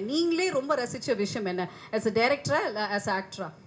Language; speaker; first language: Tamil; native; Tamil